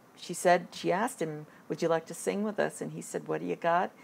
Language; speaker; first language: English; native; English